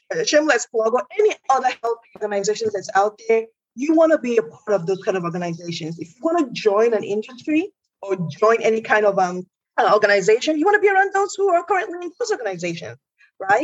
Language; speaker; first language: English; non-native, local second language; Yoruba